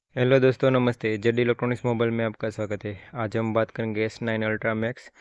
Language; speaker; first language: Hindi; non-native, local second language; Gujarati